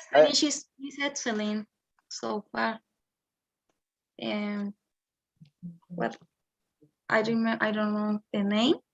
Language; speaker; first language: English; non-native, learner; Spanish